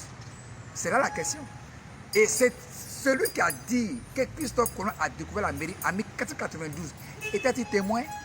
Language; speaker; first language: French; native; French